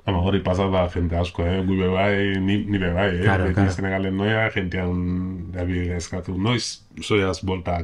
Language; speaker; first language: Basque; non-native, learner; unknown